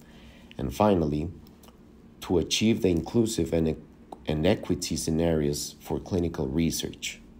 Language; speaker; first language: English; non-native, fluent; Spanish